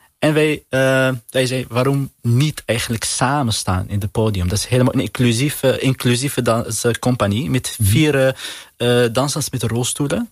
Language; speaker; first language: Dutch; non-native, learner; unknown